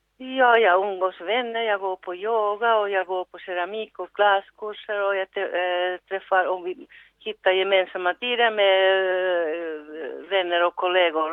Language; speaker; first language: Swedish; non-native, local second language; Finnish